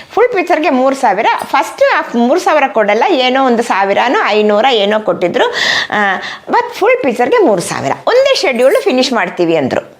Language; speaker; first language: Kannada; non-native, local second language; Malayalam